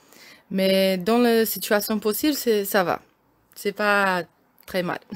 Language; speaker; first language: French; non-native, learner; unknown